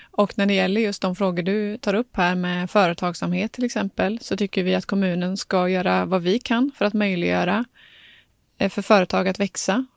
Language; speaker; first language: Swedish; native; Swedish